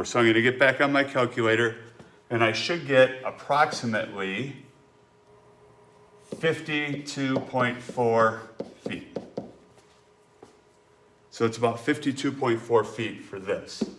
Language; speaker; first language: English; native; English